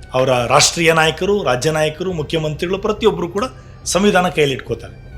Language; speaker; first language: Kannada; native; Kannada